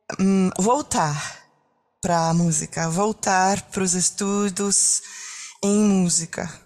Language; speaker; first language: Portuguese; non-native, learner; French